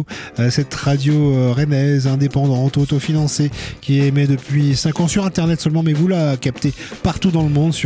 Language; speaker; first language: French; native; French